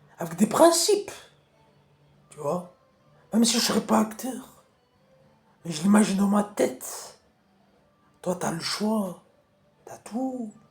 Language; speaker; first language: French; non-native, local second language; Kabyle